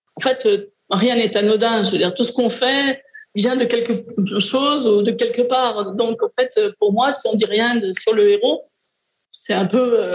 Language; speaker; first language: French; native; French